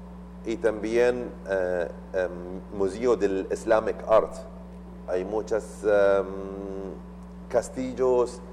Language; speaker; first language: Spanish; non-native, learner; Arabic